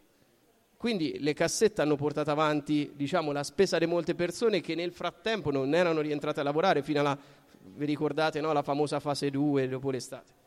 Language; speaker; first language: Italian; native; Italian